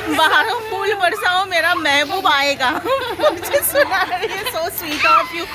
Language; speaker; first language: Hindi; non-native, local second language; Bangla